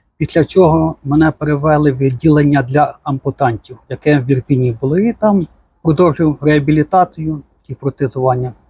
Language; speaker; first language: Ukrainian; native; Ukrainian